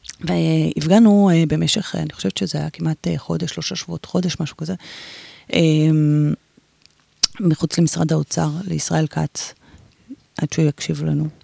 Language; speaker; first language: Hebrew; native; Hebrew